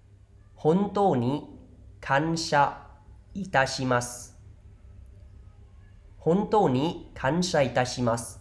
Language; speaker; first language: Japanese; non-native, fluent; Khmer